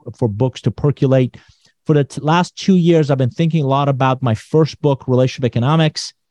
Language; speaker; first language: English; non-native, fluent; Persian